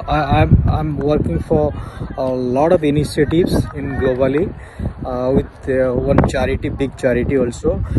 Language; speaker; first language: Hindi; non-native, local second language; Odia